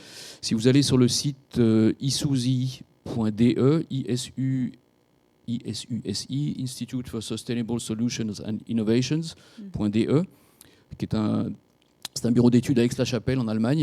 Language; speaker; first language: French; native; French